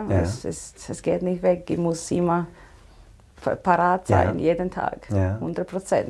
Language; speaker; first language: German; non-native, fluent; Italian